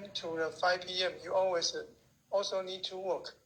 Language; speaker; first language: English; non-native, learner; Chinese